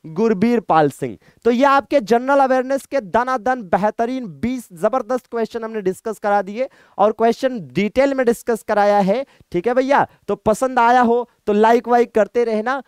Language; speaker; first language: Hindi; native; Hindi